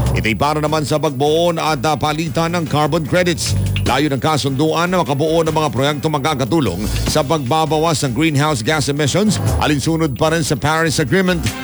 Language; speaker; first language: Filipino; non-native, local second language; Cebuano